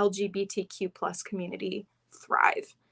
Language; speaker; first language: English; native; English